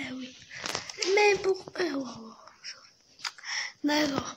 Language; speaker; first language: French; non-native, learner; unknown